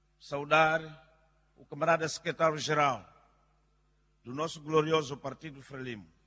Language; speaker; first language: Portuguese; non-native, local second language; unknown